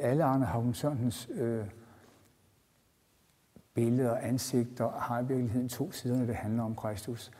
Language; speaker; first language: Danish; native; Danish